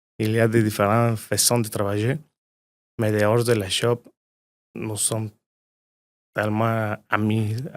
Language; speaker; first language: French; non-native, learner; Spanish